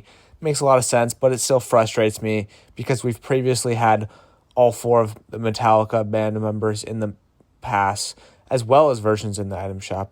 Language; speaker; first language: English; native; English